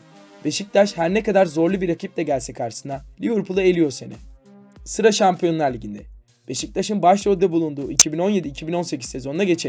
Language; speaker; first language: Turkish; native; Turkish